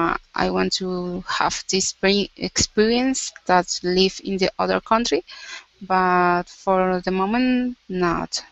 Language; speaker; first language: English; non-native, learner; Spanish